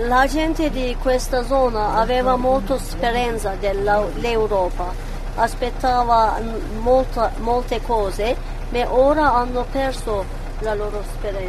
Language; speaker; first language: Italian; non-native, learner; Kurdish